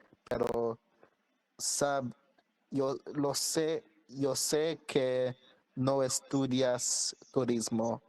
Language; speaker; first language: Spanish; non-native, learner; English